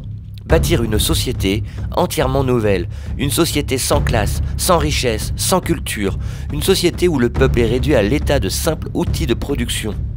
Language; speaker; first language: French; native; French